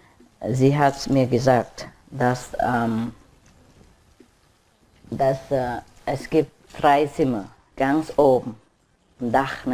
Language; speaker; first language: German; non-native, learner; Vietnamese